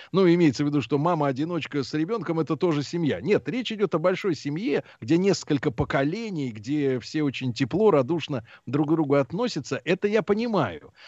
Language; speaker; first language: Russian; native; Russian